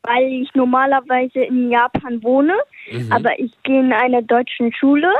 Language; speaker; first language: German; early bilingual, heritage; German